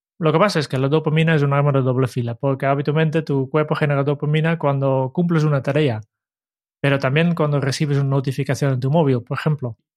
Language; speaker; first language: Spanish; non-native, fluent; Dutch